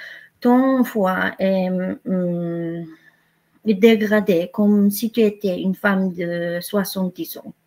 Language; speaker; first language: French; non-native, fluent; Polish